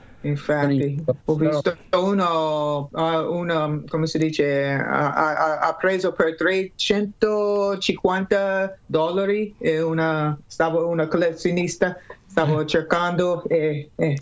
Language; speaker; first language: Italian; non-native, learner; English